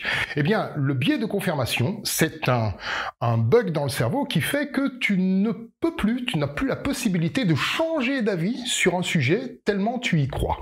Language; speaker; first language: French; native; French